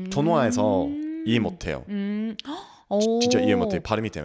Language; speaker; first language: Korean; non-native, learner; English